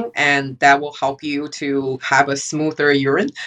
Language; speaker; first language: English; non-native, fluent; Chinese